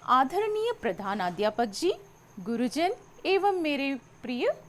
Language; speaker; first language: Hindi; non-native, local second language; Telugu